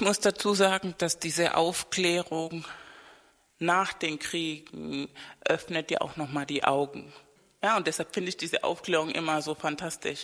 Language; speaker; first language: German; non-native, fluent; Spanish